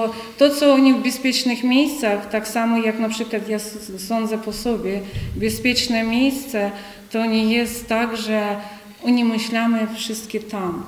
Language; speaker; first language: Polish; non-native, fluent; Ukrainian